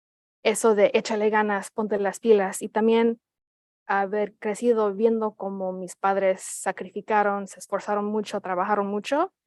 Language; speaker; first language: Spanish; early bilingual, heritage; Spanish